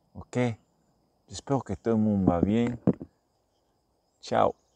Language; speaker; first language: French; non-native, learner; Spanish